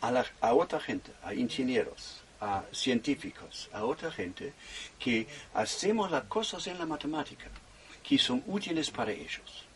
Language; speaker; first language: Spanish; non-native, fluent; German